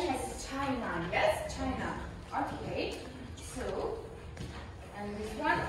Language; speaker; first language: English; non-native, learner; Kazakh